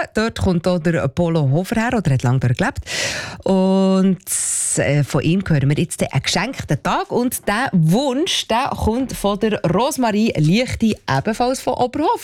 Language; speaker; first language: German; native; German